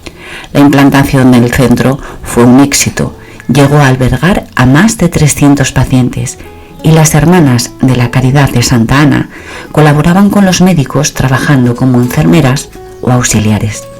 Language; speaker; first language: Spanish; native; Spanish